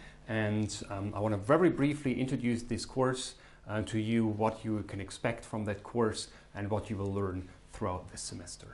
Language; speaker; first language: English; non-native, fluent; German